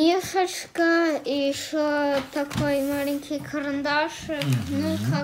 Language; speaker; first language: Russian; early bilingual, heritage; Russian